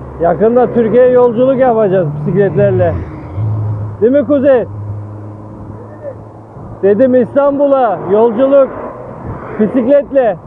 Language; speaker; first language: Turkish; early bilingual, heritage; Turkish